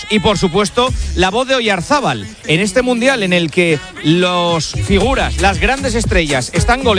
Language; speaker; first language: Spanish; native; Spanish